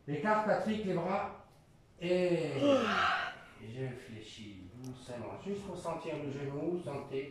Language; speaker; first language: French; native; French